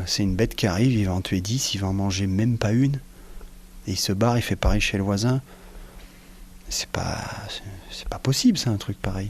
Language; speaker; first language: French; native; French